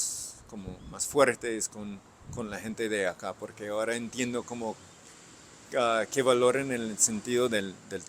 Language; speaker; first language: Spanish; non-native, fluent; English